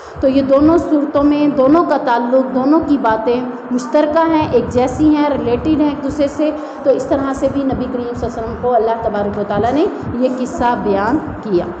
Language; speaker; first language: Urdu; non-native, local second language; Saraiki